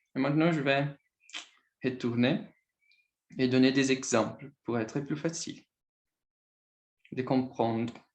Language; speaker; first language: French; non-native, learner; Portuguese